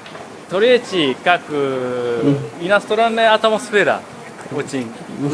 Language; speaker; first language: Russian; non-native, learner; Japanese